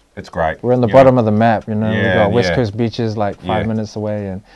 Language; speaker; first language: English; native; English